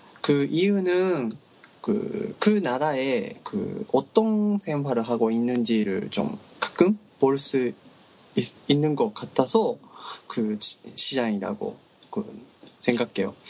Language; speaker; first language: Korean; non-native, learner; Japanese